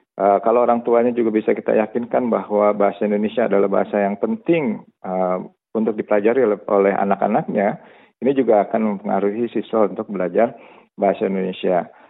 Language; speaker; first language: Indonesian; native; Indonesian